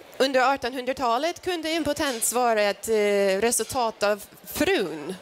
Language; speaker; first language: Swedish; non-native, fluent; English